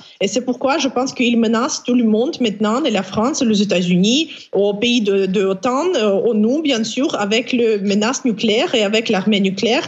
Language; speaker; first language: French; non-native, fluent; Ukrainian